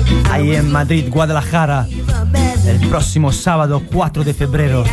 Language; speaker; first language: Spanish; native; Spanish